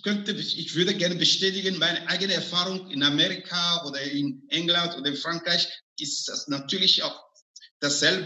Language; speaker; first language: German; non-native, fluent; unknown